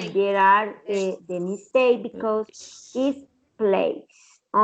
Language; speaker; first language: English; non-native, learner; Spanish